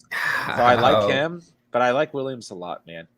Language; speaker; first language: English; native; English